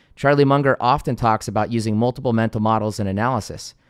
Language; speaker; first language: English; native; English